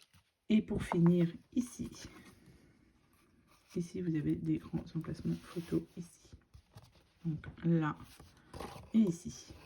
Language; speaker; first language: French; native; French